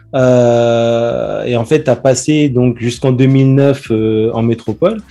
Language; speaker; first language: French; native; French